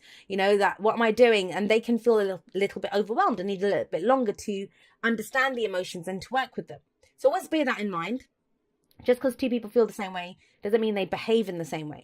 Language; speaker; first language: English; native; English